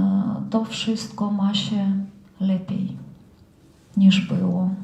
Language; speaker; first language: Polish; non-native, fluent; Russian